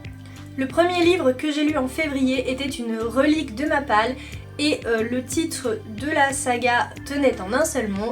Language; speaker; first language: French; native; French